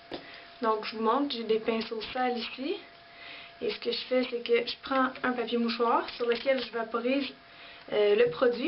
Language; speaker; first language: French; native; French